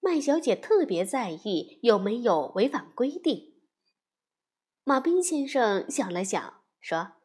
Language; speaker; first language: Chinese; native; Chinese